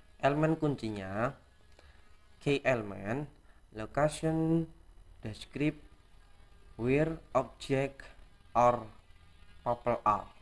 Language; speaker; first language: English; non-native, learner; Indonesian